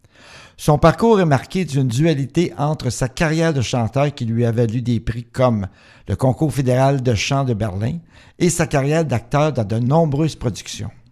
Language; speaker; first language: French; native; French